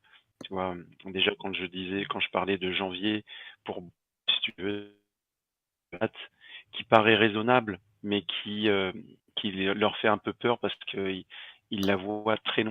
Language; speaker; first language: French; native; French